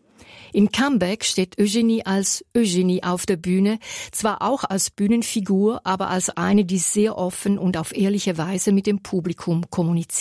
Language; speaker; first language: German; native; German